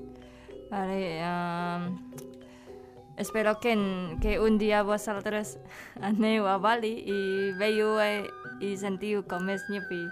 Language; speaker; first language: Catalan; non-native, learner; Indonesian